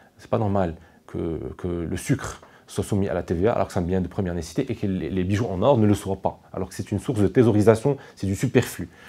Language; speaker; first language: French; non-native, local second language; Arabic